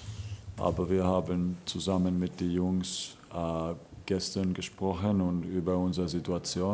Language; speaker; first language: German; non-native, fluent; Finnish